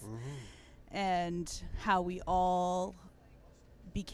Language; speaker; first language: English; native; English